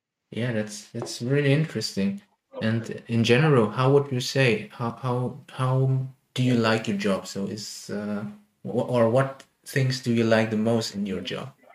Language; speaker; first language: English; non-native, fluent; German